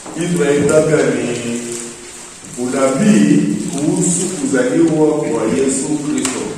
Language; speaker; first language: Swahili; native; Swahili